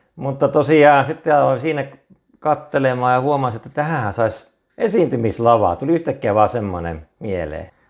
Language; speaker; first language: Finnish; native; Finnish